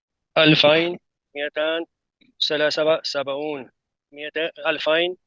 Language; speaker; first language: Arabic; non-native, learner; Urdu